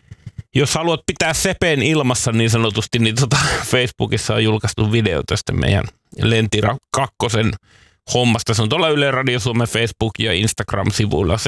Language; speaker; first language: Finnish; native; Finnish